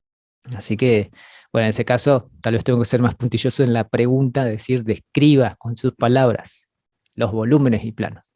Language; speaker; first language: Spanish; native; Spanish